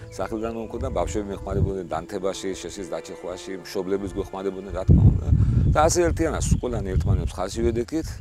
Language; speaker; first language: Georgian; native; Georgian